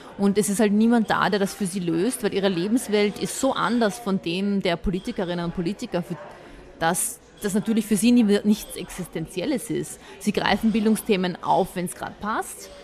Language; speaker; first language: German; early bilingual, other home language; Bosnian